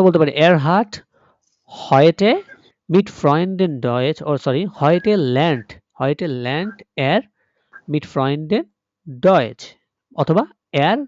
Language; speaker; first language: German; non-native, fluent; Bangla